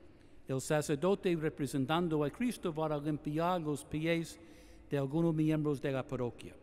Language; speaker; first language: Spanish; non-native, fluent; English